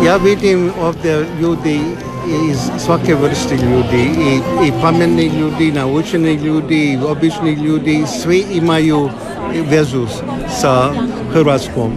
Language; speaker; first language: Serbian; early bilingual, heritage; Serbian